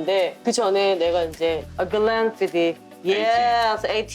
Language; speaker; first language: Korean; native; Korean